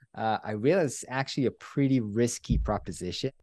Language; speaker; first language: English; non-native, fluent; Hebrew